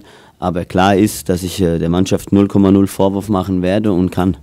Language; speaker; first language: German; native; German